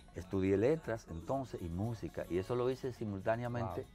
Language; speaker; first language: Spanish; native; Spanish